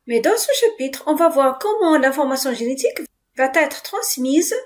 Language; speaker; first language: French; non-native, local second language; Arabic